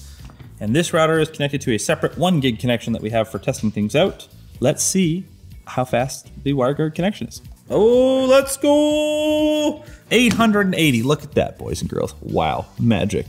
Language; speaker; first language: English; native; English